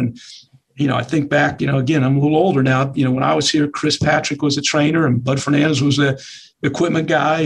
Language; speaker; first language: English; native; English